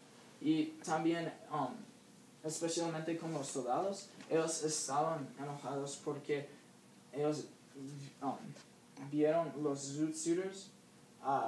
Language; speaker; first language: Spanish; non-native, learner; English